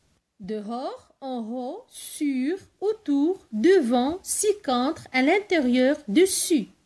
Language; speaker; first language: French; non-native, local second language; Arabic